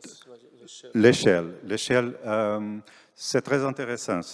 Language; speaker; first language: French; non-native, fluent; Portuguese